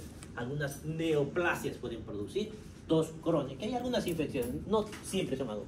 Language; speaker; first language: Spanish; native; Spanish